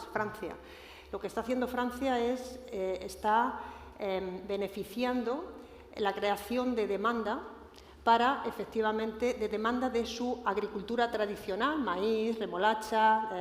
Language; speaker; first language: Spanish; native; Spanish